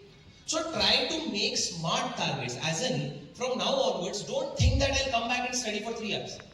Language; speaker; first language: English; non-native, local second language; Hindi